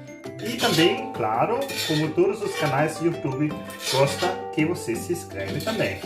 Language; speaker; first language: Portuguese; non-native, learner; German